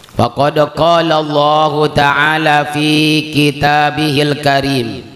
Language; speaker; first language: Indonesian; native; Indonesian